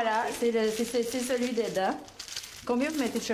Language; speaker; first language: French; native; French